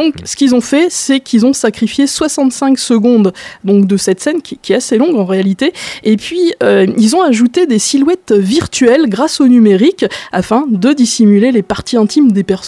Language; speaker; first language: French; native; French